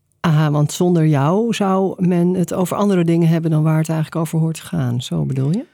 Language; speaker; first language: Dutch; native; Dutch